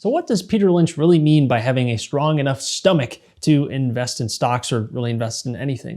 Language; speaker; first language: English; native; English